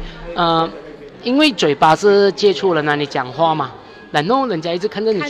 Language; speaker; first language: Chinese; native; Chinese